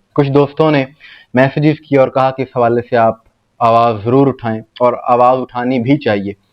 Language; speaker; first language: Urdu; native; Urdu